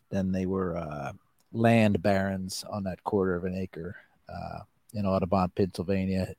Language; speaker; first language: English; native; English